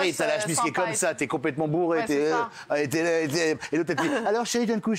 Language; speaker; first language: French; native; French